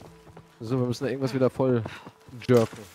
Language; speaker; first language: German; native; German